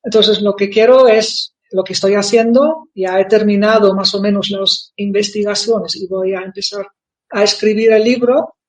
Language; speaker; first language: Spanish; non-native, fluent; Dutch